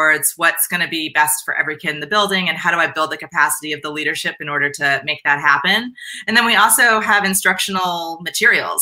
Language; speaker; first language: English; native; English